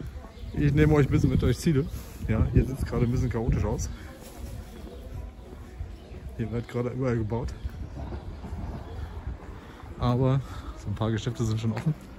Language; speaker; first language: German; native; German